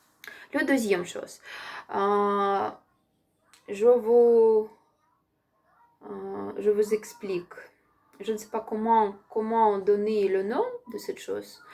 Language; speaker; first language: French; non-native, learner; Ukrainian